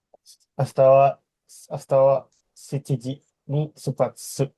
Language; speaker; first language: Japanese; non-native, learner; Indonesian